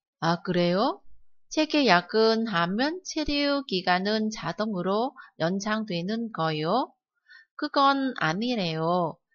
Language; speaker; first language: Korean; non-native, fluent; Vietnamese